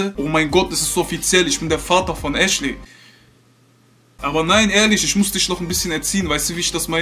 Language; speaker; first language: German; native; German